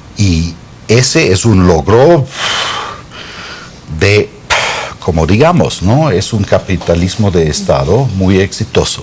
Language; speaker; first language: Spanish; non-native, fluent; German